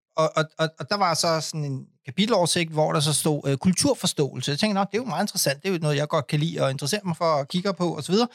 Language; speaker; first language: Danish; early bilingual, other home language; Urdu